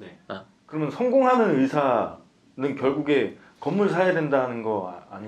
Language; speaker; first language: Korean; native; Korean